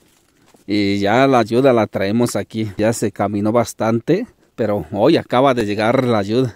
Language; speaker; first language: Spanish; native; Spanish